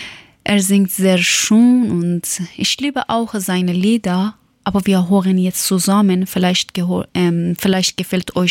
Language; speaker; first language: German; non-native, learner; Persian